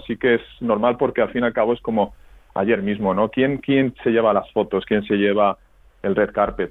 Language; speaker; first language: Spanish; native; Spanish